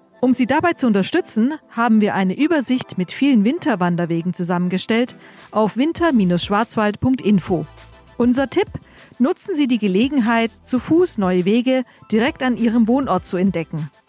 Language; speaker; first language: German; native; German